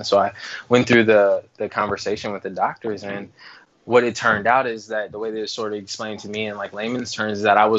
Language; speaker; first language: English; native; English